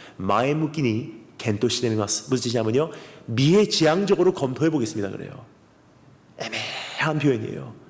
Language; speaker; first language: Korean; early bilingual, heritage; Korean